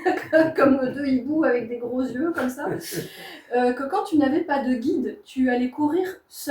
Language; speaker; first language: French; native; French